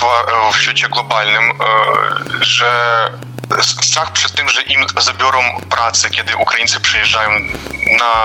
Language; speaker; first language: Polish; non-native, fluent; Ukrainian